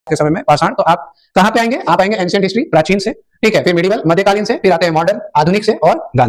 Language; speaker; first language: Hindi; native; Hindi